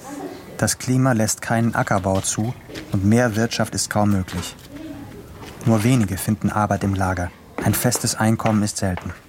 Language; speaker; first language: German; native; German